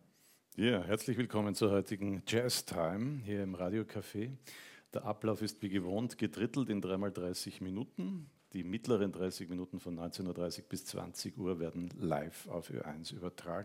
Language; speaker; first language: German; native; German